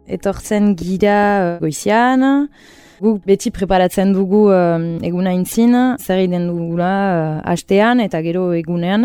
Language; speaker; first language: Basque; native; Basque